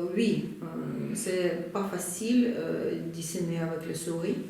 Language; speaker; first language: French; non-native, learner; Russian